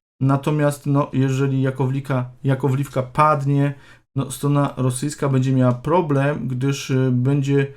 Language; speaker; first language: Polish; native; Polish